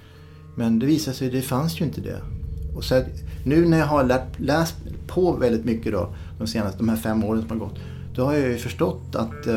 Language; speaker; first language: Swedish; native; Swedish